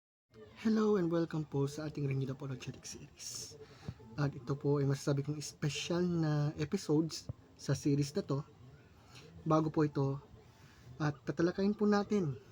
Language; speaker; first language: Filipino; native; Filipino